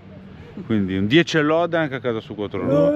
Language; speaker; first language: Italian; native; Italian